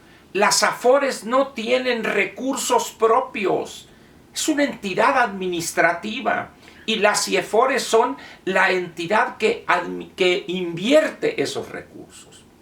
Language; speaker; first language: Spanish; native; Spanish